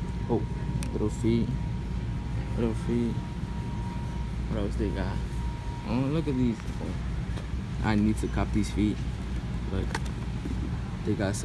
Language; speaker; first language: English; early bilingual, other home language; Spanish